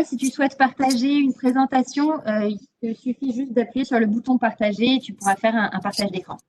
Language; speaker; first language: French; native; French